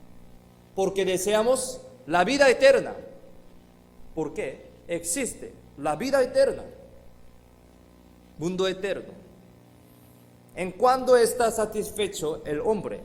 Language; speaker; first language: Spanish; non-native, fluent; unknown